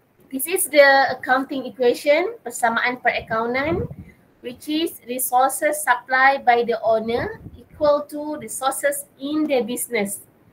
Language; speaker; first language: English; non-native, local second language; Malay